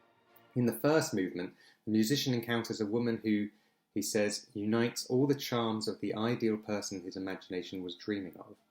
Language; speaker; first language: English; native; English